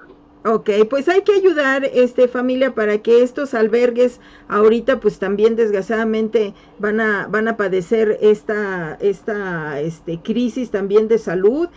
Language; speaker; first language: Spanish; native; Spanish